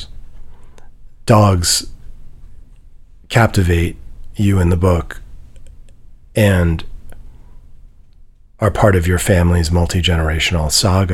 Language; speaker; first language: English; native; English